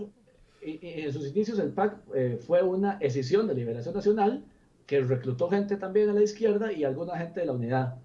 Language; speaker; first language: Spanish; native; Spanish